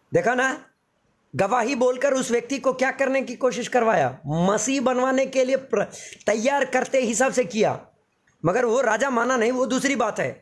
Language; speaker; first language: Hindi; non-native, local second language; Telugu